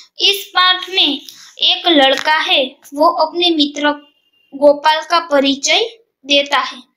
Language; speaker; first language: Hindi; non-native, local second language; Gujarati